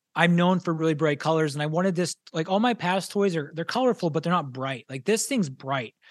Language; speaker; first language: English; native; English